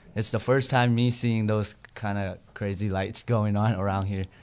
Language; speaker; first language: English; non-native, fluent; Burmese